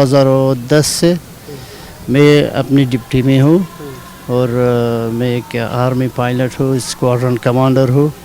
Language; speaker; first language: Hindi; non-native, learner; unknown